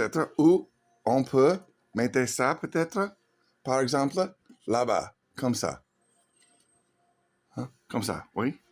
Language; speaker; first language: French; non-native, learner; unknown